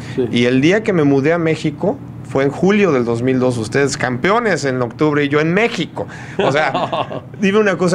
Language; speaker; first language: Spanish; native; Spanish